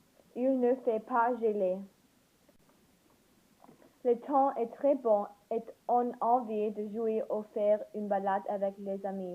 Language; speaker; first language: French; non-native, learner; English